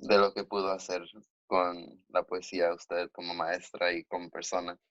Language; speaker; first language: Spanish; early bilingual, heritage; Spanish